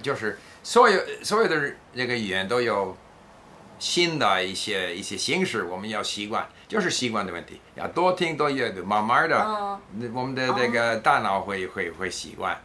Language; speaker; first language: Chinese; non-native, fluent; English